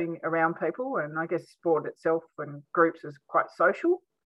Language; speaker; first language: English; native; English